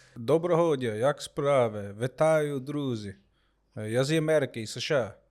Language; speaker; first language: Ukrainian; non-native, learner; English